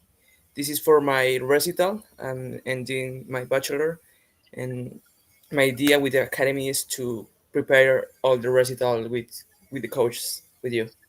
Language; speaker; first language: English; non-native, fluent; Spanish